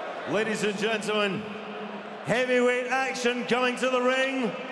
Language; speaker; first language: English; native; English